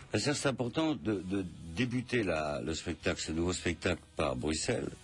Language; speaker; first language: French; native; French